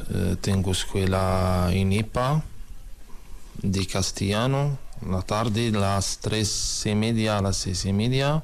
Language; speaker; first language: Spanish; non-native, learner; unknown